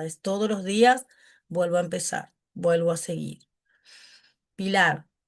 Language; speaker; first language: Spanish; native; Spanish